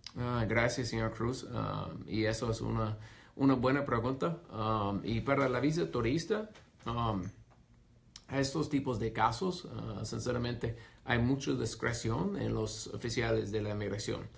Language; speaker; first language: Spanish; non-native, fluent; English